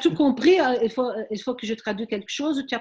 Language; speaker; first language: French; non-native, fluent; Portuguese